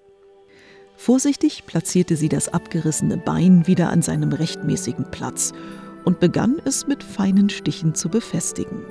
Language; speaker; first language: German; native; German